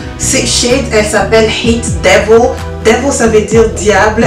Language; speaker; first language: French; non-native, local second language; Lingala